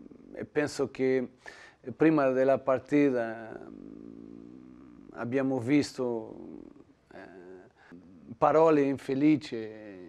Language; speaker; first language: Italian; non-native, learner; Portuguese